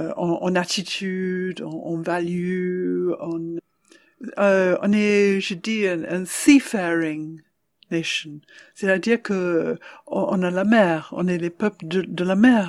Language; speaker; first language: French; non-native, fluent; English